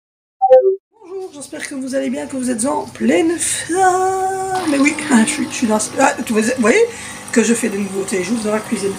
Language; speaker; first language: French; native; French